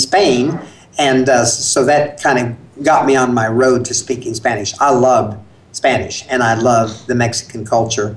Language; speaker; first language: English; native; English